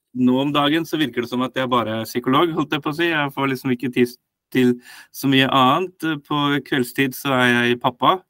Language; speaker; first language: Norwegian; early bilingual, other home language; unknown